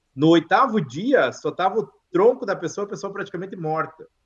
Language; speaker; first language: Portuguese; native; Portuguese